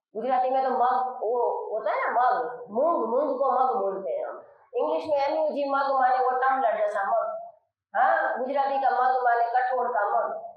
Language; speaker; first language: Hindi; non-native, local second language; Gujarati